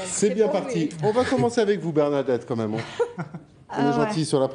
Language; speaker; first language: French; native; French